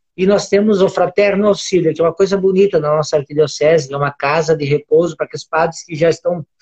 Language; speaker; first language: Portuguese; native; Portuguese